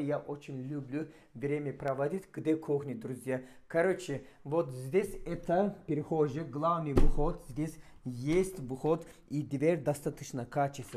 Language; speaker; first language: Russian; non-native, fluent; Turkish